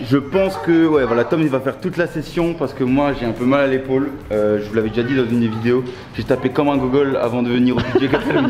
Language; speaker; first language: French; native; French